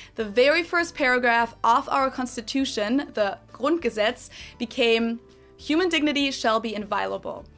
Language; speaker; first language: English; non-native, fluent; German